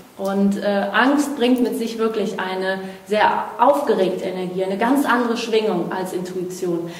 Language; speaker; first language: German; non-native, fluent; Portuguese